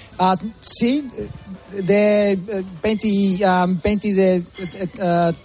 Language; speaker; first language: Spanish; early bilingual, heritage; English